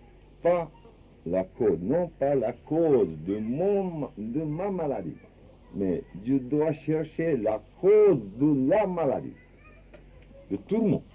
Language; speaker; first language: French; non-native, fluent; Japanese